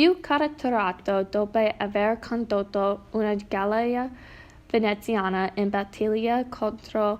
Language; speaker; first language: Italian; non-native, learner; English